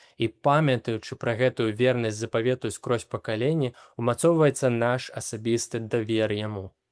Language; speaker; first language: Belarusian; native; Belarusian